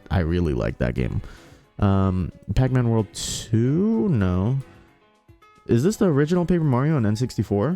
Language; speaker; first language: English; native; English